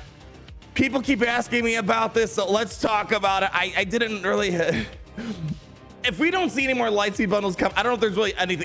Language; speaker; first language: English; native; English